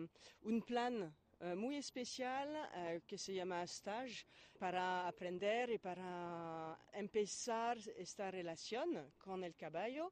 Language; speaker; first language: Spanish; non-native, fluent; French